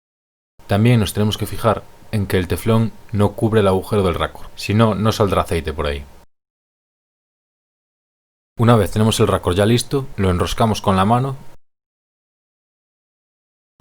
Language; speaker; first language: Spanish; native; Spanish